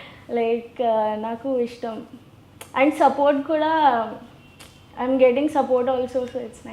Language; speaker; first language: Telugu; non-native, local second language; Gujarati